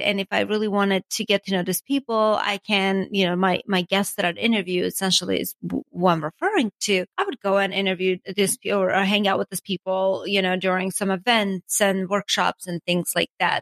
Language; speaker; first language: English; non-native, fluent; Armenian